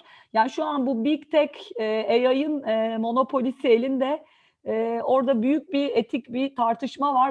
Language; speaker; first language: Turkish; native; Turkish